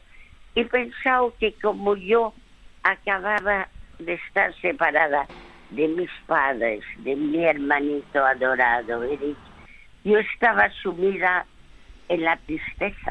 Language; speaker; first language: Spanish; early bilingual, other home language; French